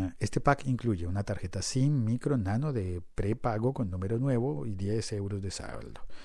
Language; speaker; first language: Spanish; native; Spanish